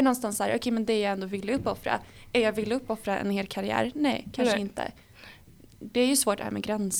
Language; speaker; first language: Swedish; native; Swedish